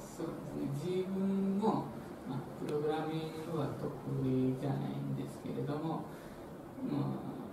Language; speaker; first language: Japanese; non-native, fluent; Nepali